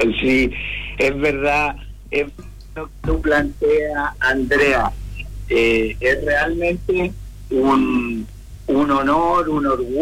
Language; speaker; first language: Spanish; native; Spanish